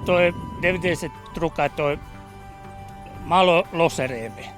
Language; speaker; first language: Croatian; non-native, learner; Finnish